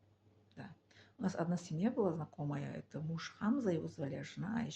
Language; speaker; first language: Russian; non-native, learner; Tajik